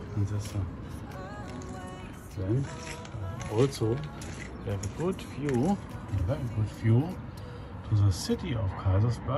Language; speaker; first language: English; non-native, learner; German